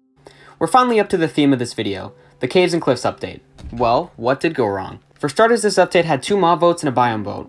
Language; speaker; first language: English; native; English